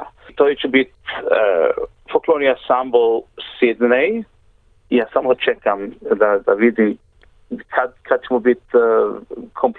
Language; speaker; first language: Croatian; early bilingual, heritage; English